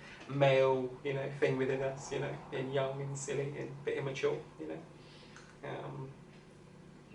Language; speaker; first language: English; native; English